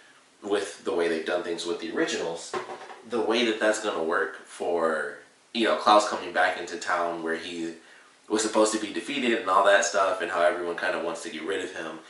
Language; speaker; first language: English; native; English